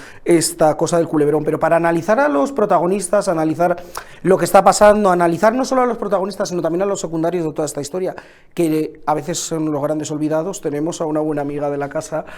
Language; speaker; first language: Spanish; native; Spanish